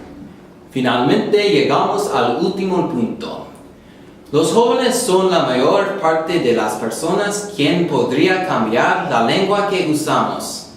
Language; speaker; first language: Spanish; non-native, learner; English